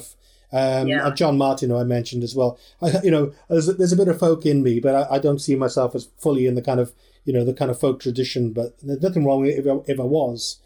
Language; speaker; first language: English; native; English